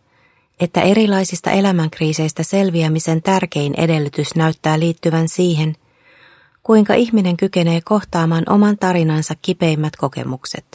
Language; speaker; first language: Finnish; native; Finnish